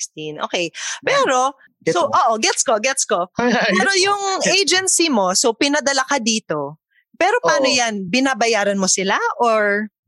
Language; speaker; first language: Filipino; native; Filipino